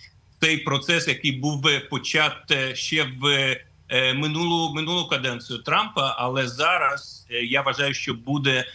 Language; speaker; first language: Ukrainian; non-native, fluent; Russian